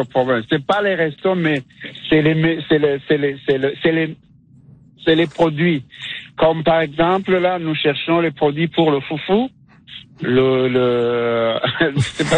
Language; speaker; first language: French; non-native, local second language; Kinyarwanda